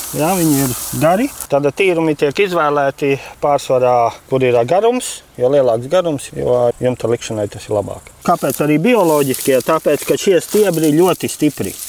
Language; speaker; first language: Latvian; native; Latvian